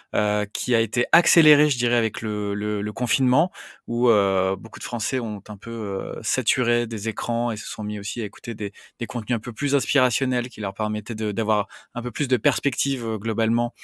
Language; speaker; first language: French; native; French